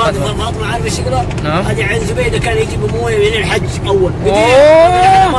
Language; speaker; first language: Arabic; non-native, fluent; Indonesian